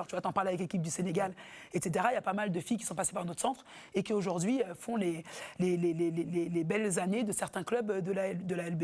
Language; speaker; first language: French; native; French